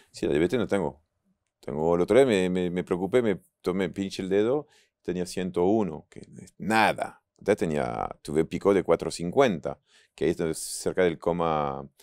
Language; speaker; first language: Spanish; non-native, fluent; French